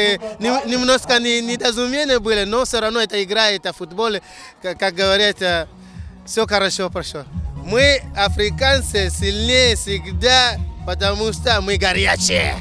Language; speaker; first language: Russian; non-native, learner; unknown